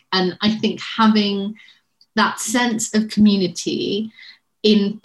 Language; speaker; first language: English; native; English